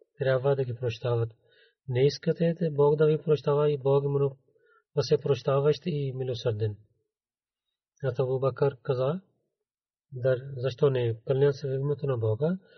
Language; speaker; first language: Bulgarian; non-native, learner; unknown